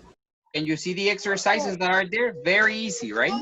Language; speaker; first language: English; non-native, fluent; Spanish